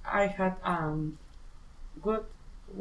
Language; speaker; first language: English; non-native, learner; Spanish